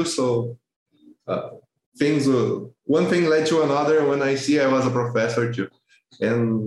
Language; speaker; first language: English; non-native, fluent; Portuguese